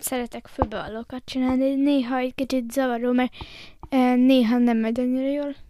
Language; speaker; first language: Hungarian; early bilingual, heritage; Hungarian